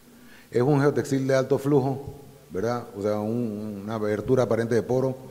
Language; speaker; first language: Spanish; native; Spanish